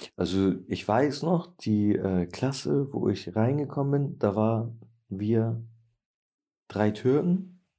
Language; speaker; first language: German; early bilingual, other home language; Turkish